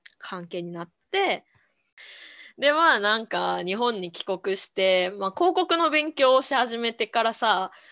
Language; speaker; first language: Japanese; early bilingual, other home language; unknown